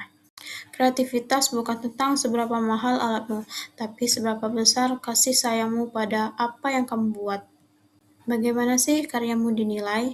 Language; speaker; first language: Indonesian; native; Indonesian